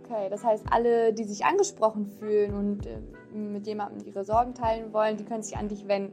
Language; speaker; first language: German; early bilingual, other home language; Turkish